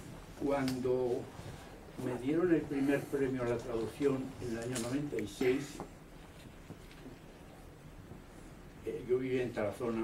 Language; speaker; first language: Spanish; native; Spanish